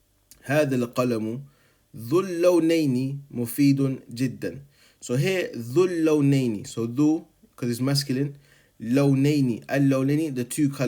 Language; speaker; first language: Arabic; non-native, fluent; English